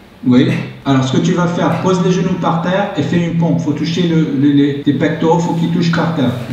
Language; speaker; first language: French; native; French